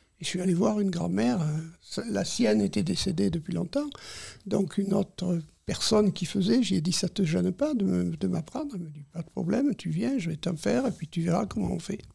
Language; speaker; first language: French; native; French